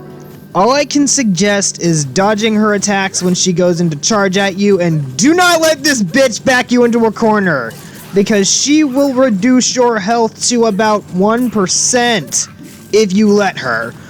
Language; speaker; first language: English; native; English